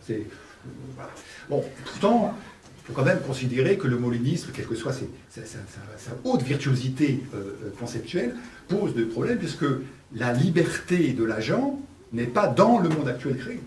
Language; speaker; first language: French; native; French